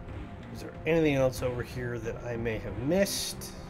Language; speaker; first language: English; native; English